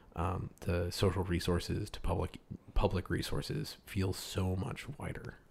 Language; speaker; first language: English; early bilingual, other home language; Italian